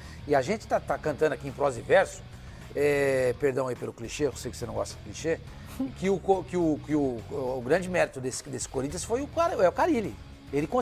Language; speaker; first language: Portuguese; native; Portuguese